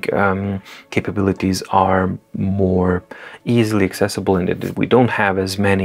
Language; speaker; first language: English; non-native, fluent; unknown